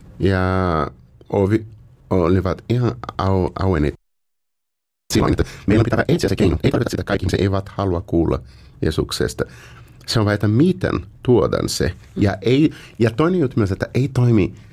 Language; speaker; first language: Finnish; non-native, learner; Portuguese